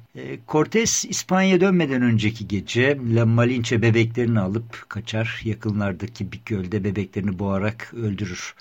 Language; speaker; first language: Turkish; native; Turkish